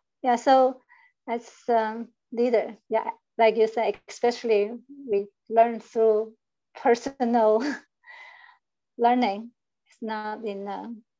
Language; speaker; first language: English; non-native, learner; Chinese